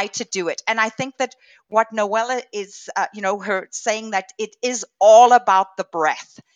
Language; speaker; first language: English; native; English